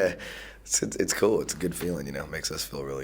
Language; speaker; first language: English; native; English